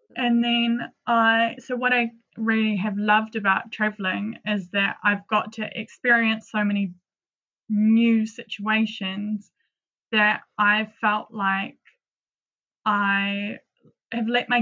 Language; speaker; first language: English; native; English